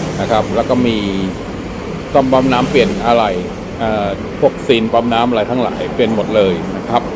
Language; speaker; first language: Thai; native; Thai